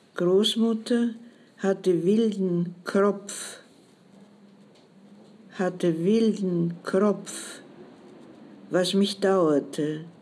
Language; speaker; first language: German; native; German